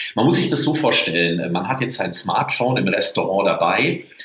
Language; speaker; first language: German; native; German